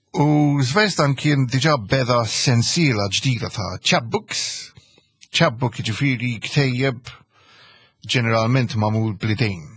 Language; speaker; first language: Maltese; early bilingual, heritage; Maltese